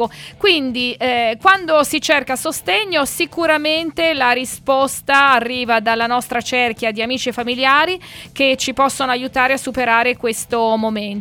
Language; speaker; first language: Italian; native; Italian